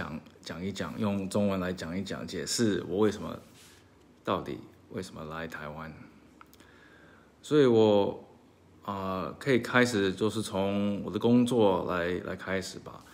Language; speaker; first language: Chinese; early bilingual, heritage; Chinese